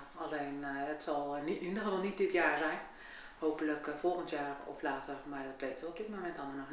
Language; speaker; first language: Dutch; native; Dutch